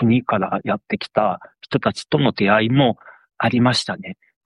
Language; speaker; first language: Japanese; non-native, fluent; Chinese